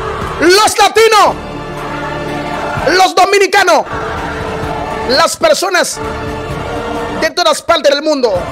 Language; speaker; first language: Spanish; non-native, learner; Haitian Creole